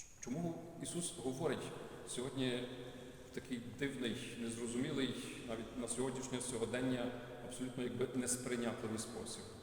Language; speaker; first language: Ukrainian; native; Ukrainian